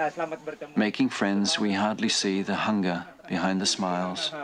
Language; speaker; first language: English; native; English